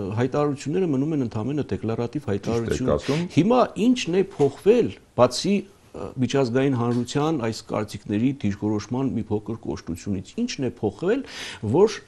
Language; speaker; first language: Armenian; native; Armenian